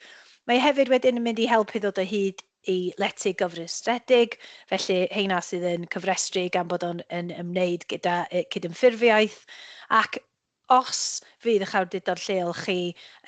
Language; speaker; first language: Welsh; native; Welsh